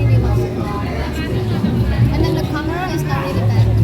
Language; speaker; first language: English; non-native, fluent; Indonesian